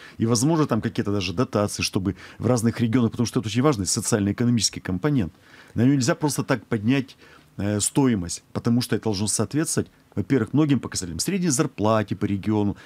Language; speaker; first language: Russian; native; Russian